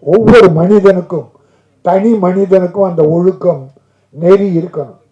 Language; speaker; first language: Tamil; native; Tamil